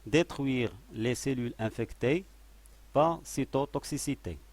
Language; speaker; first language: French; non-native, local second language; Arabic